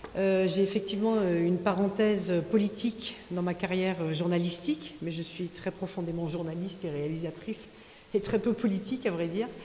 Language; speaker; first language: French; native; French